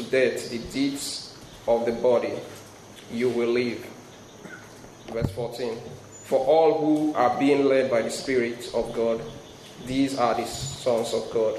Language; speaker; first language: English; non-native, local second language; Igbo